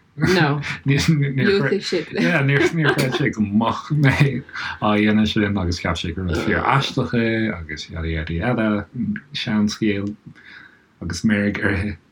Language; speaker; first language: Irish; native; Irish